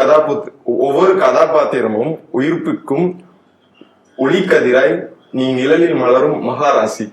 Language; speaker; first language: Tamil; native; Tamil